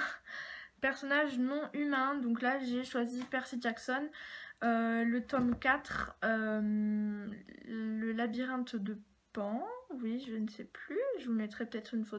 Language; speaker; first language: French; native; French